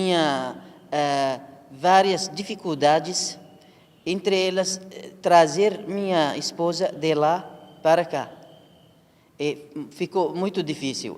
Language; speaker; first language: Portuguese; non-native, learner; Arabic